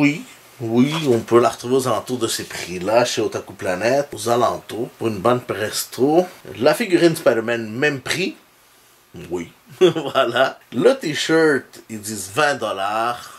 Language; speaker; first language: French; native; French